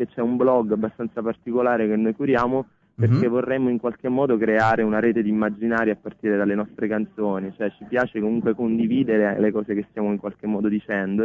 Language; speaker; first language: Italian; native; Italian